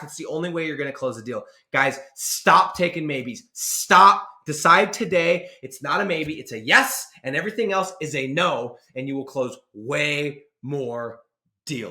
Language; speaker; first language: English; native; English